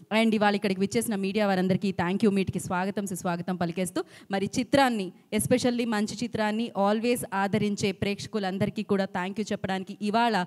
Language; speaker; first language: Telugu; native; Telugu